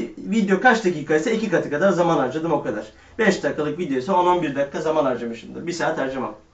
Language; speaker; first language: Turkish; early bilingual, heritage; Turkish